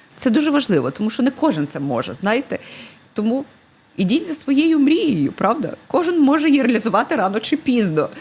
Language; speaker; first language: Ukrainian; native; Ukrainian